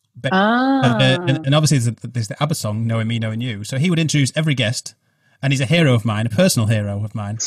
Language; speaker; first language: English; native; English